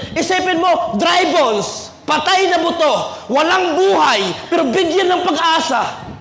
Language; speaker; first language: Filipino; non-native, local second language; Cebuano